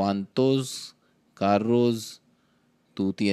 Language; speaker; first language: Spanish; non-native, learner; Hindi